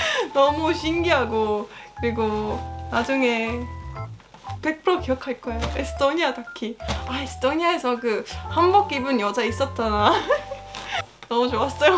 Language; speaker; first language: Korean; non-native, learner; Estonian